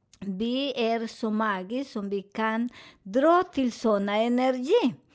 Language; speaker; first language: Swedish; non-native, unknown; Spanish